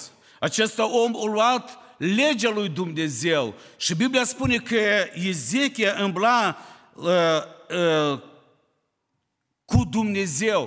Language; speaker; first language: Romanian; non-native, local second language; Ukrainian